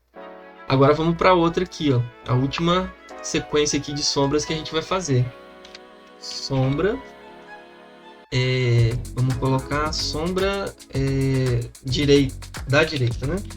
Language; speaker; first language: Portuguese; native; Portuguese